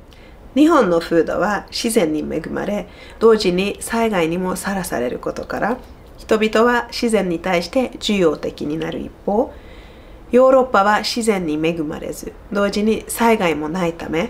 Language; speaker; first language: Japanese; non-native, fluent; Hungarian